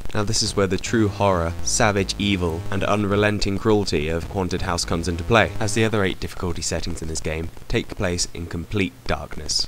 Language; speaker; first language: English; native; English